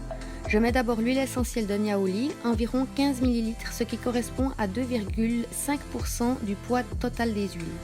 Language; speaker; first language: French; native; French